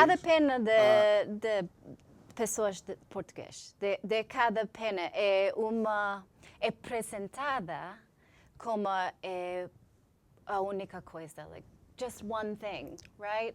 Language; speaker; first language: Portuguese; non-native, learner; English